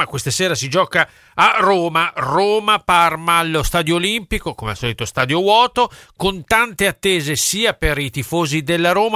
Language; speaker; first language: Italian; native; Italian